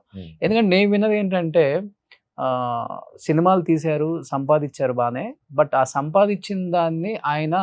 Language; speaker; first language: Telugu; native; Telugu